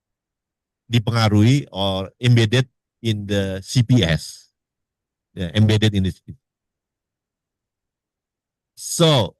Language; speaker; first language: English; non-native, learner; Indonesian